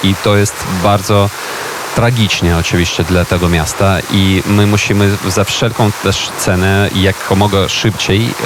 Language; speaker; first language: Polish; non-native, fluent; Ukrainian